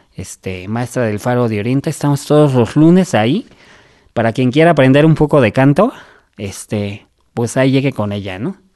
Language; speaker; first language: Spanish; native; Spanish